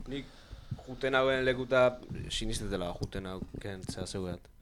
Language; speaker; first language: Basque; native; Basque